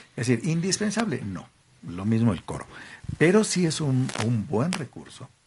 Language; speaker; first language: Spanish; native; Spanish